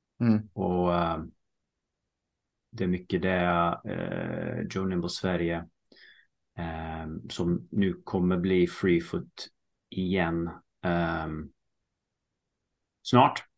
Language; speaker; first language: Swedish; early bilingual, heritage; Swedish